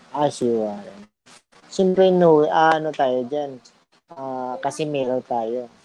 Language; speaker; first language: Filipino; native; Filipino